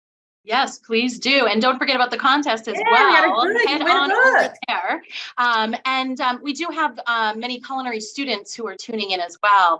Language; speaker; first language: English; native; English